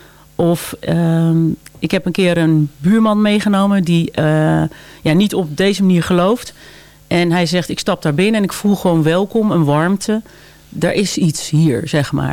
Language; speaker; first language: Dutch; native; Dutch